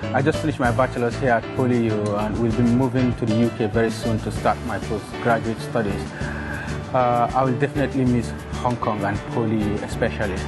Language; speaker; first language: English; non-native, local second language; Hausa